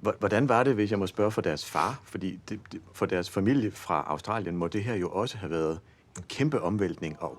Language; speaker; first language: Danish; native; Danish